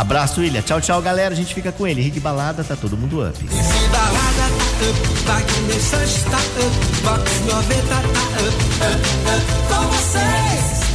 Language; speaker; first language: Portuguese; native; Portuguese